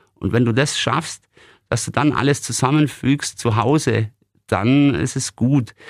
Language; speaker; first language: German; native; German